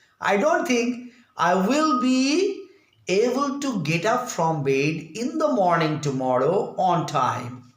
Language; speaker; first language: English; non-native, local second language; Bangla